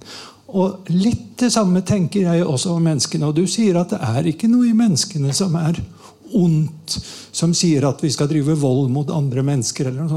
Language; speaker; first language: Norwegian; native; Norwegian